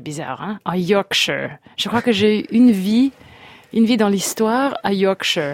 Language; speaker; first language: French; non-native, fluent; Spanish